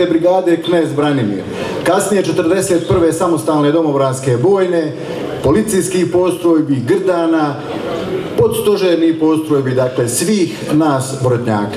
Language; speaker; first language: Croatian; native; Croatian